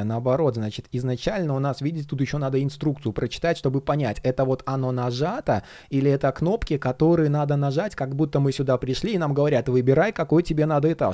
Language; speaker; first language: Russian; native; Russian